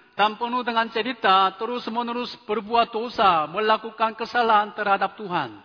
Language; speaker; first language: Indonesian; non-native, fluent; Chinese